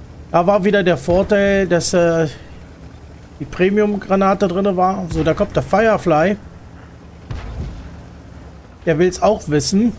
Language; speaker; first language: German; native; German